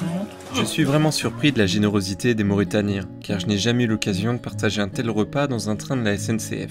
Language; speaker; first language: French; native; French